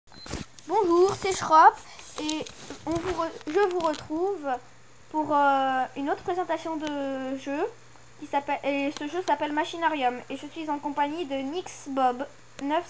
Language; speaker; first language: French; native; French